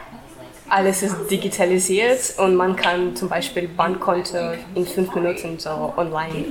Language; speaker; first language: German; non-native, fluent; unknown